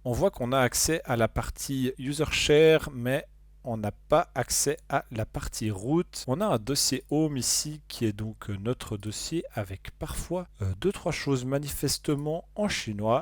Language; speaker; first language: French; native; French